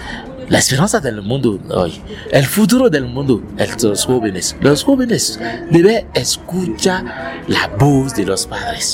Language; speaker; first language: Spanish; non-native, learner; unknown